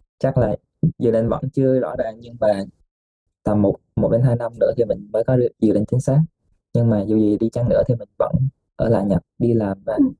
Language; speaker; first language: Vietnamese; native; Vietnamese